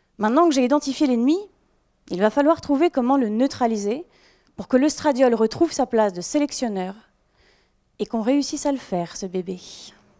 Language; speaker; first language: French; native; French